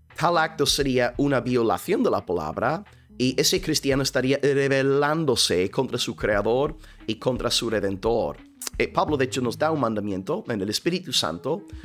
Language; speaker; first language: Spanish; non-native, fluent; English